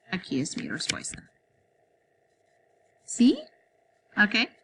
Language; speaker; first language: Spanish; non-native, learner; English